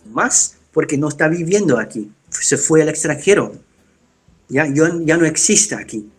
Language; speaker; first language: Spanish; non-native, fluent; Dutch